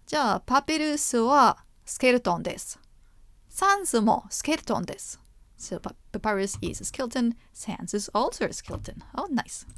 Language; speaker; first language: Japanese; non-native, fluent; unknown